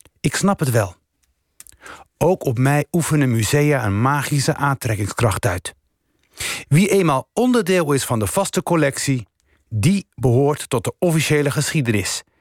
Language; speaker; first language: Dutch; early bilingual, other home language; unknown